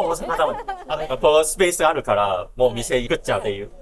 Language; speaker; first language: Japanese; non-native, fluent; Cantonese